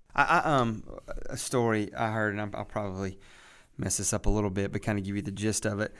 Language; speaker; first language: English; native; English